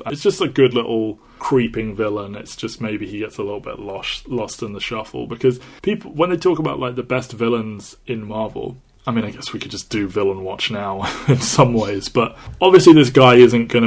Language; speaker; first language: English; native; English